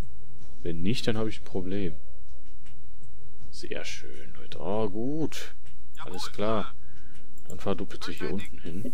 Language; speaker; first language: German; native; German